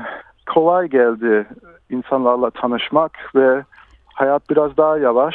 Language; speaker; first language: Turkish; early bilingual, heritage; Turkish